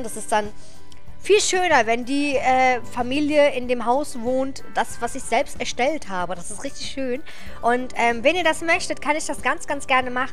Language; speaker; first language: German; native; German